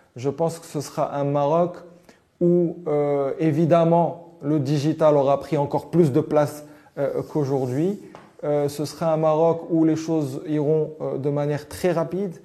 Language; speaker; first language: French; non-native, local second language; Arabic